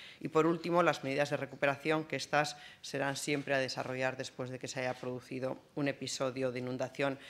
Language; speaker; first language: Spanish; native; Spanish